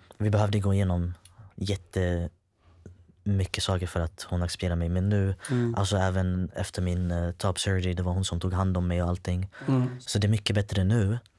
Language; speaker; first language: Swedish; early bilingual, other home language; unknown